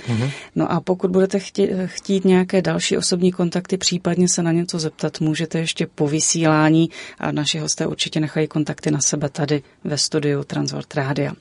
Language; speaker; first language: Czech; native; Czech